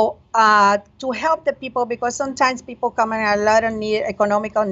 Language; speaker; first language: English; non-native, fluent; Spanish